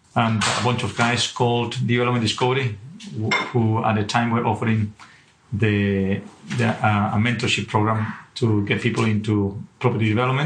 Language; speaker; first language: English; non-native, fluent; Spanish